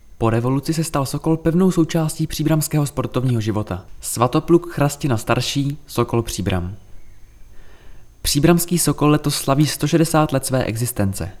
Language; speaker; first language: Czech; native; Czech